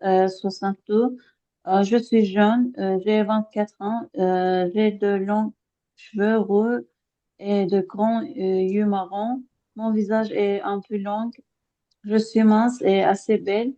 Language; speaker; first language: French; non-native, learner; Azerbaijani